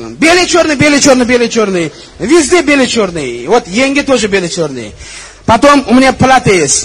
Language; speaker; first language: Russian; non-native, learner; Uzbek